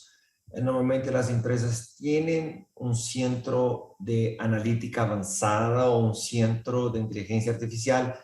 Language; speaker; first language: Spanish; non-native, fluent; Portuguese